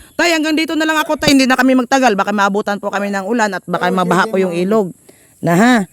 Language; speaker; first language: Filipino; non-native, local second language; Cebuano